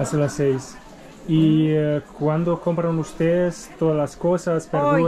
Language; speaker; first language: Spanish; non-native, learner; German